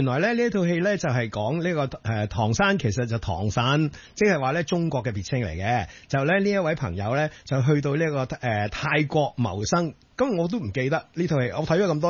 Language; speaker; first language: Cantonese; native; Cantonese